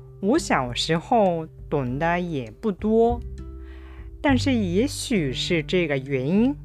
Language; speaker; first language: Chinese; non-native, fluent; Japanese